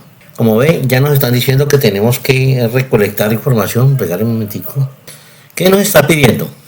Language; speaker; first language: Spanish; native; Spanish